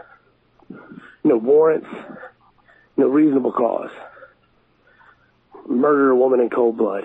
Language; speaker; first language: English; native; English